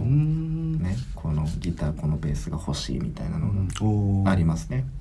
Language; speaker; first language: Japanese; native; Japanese